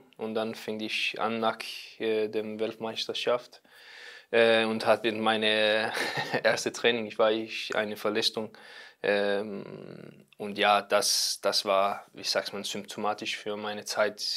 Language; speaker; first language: German; non-native, learner; Danish